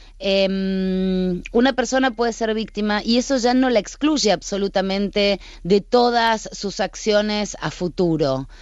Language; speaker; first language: Spanish; native; Spanish